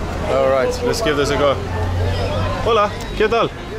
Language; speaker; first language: Spanish; non-native, learner; English